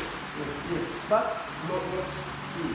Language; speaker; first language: English; non-native, learner; Japanese